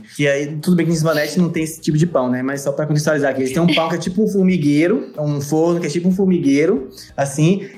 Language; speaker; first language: Portuguese; native; Portuguese